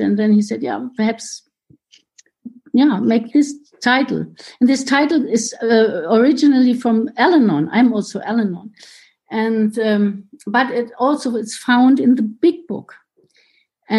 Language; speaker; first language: English; non-native, fluent; German